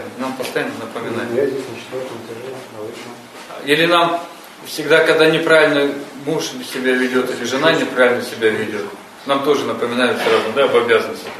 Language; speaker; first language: Russian; native; Russian